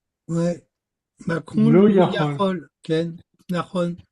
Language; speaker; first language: Hebrew; non-native, learner; French